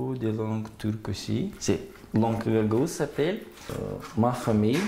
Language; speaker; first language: French; non-native, learner; Gagauz